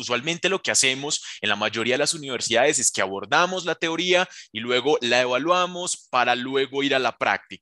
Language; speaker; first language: Spanish; native; Spanish